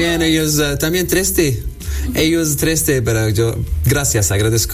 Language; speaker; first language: Spanish; non-native, learner; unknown